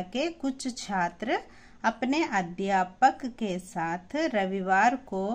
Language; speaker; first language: Hindi; non-native, local second language; Telugu